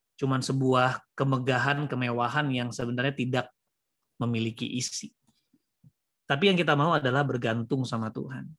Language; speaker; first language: Indonesian; native; Indonesian